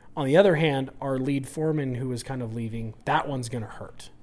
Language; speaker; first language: English; native; English